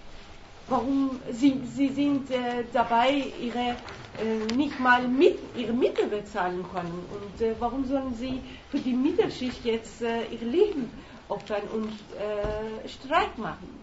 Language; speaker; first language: German; non-native, learner; Persian